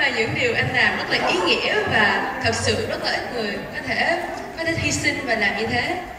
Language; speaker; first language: Vietnamese; early bilingual, heritage; Vietnamese